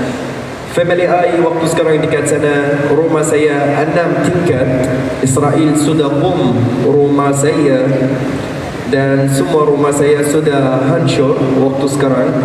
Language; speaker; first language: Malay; non-native, fluent; Arabic